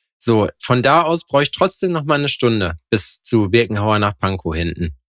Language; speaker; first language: German; native; German